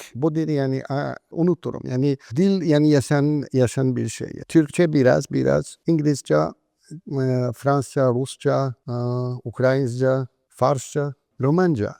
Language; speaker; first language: Turkish; non-native, fluent; Polish